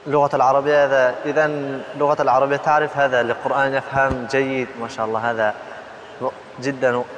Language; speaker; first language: Arabic; non-native, learner; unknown